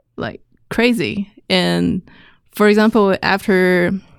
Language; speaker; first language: English; non-native, fluent; Chinese